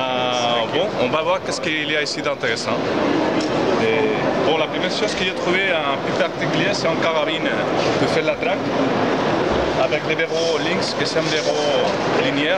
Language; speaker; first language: French; non-native, fluent; Spanish